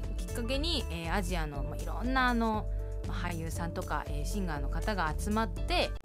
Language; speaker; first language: Japanese; early bilingual, heritage; Japanese